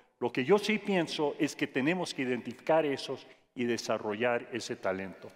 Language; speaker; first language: Spanish; non-native, fluent; English